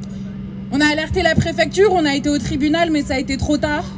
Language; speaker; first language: French; native; French